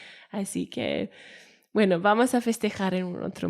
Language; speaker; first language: Spanish; non-native, fluent; Welsh